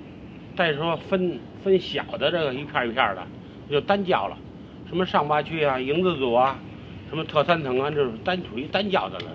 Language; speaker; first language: Chinese; native; Chinese